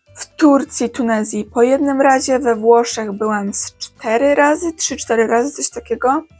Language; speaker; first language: Polish; native; Polish